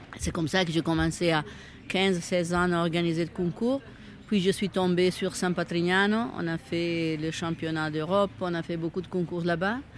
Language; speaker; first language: French; non-native, fluent; Italian